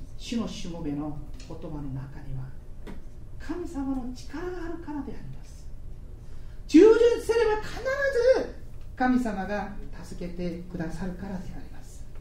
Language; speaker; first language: Japanese; non-native, fluent; Korean